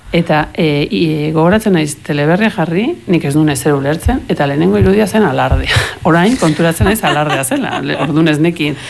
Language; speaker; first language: Basque; early bilingual, heritage; Basque